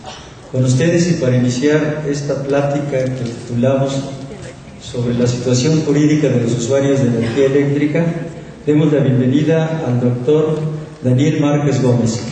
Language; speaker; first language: Spanish; native; Spanish